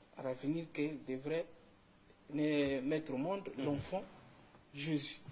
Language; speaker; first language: French; non-native, local second language; Kongo